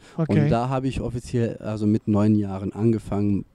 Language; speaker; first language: German; non-native, fluent; Serbian